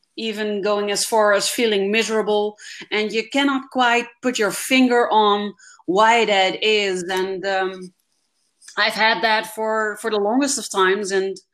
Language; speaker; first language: English; non-native, fluent; Dutch